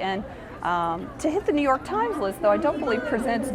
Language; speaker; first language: English; native; English